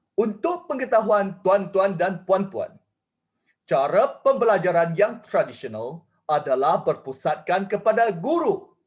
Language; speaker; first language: Malay; non-native, local second language; Chinese